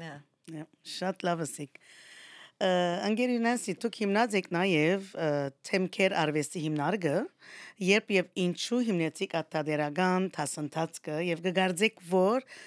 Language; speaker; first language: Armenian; early bilingual, heritage; Armenian